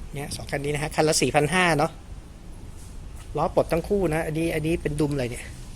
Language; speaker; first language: Thai; native; Thai